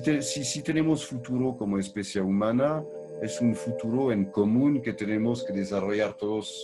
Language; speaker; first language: Spanish; non-native, fluent; French